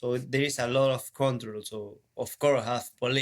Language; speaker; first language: English; non-native, learner; Spanish